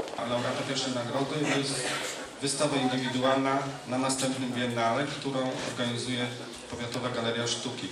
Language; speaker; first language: Polish; native; Polish